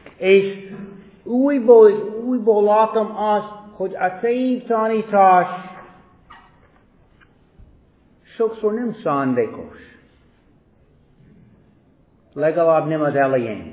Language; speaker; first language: Hungarian; non-native, fluent; English